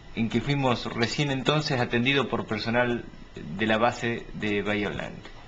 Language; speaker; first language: Spanish; native; Spanish